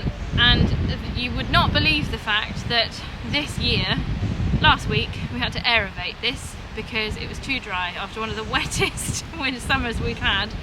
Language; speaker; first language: English; native; English